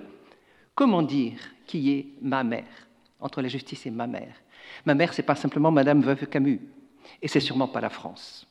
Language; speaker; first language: French; native; French